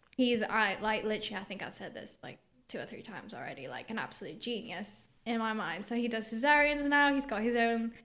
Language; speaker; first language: English; early bilingual, other home language; Greek